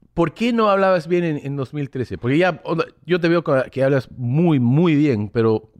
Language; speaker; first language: Spanish; early bilingual, other home language; English